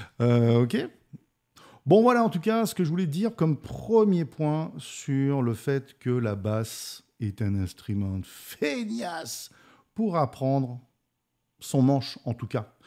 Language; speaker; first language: French; native; French